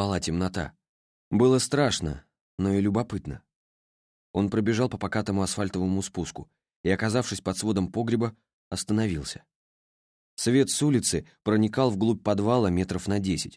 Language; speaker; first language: Russian; native; Russian